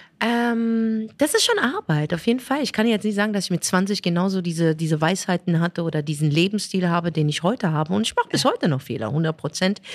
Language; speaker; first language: German; early bilingual, other home language; Arabic